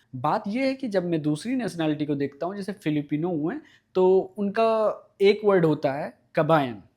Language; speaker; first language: Hindi; native; Hindi